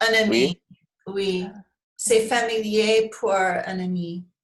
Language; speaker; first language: French; non-native, learner; English